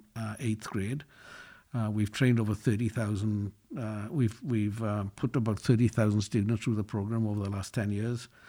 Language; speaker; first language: English; native; English